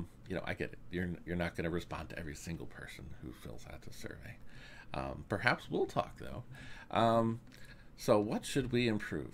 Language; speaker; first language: English; native; English